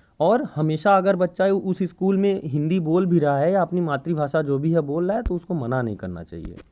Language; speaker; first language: Hindi; native; Hindi